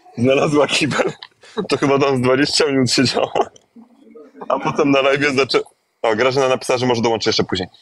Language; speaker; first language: Polish; native; Polish